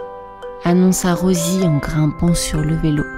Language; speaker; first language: French; native; French